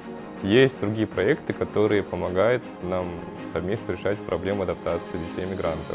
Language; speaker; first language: Russian; early bilingual, other home language; Kyrgyz